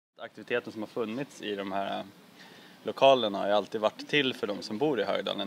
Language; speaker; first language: Swedish; native; Swedish